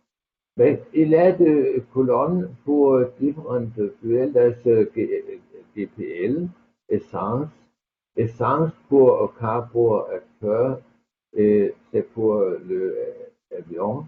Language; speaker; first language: French; non-native, fluent; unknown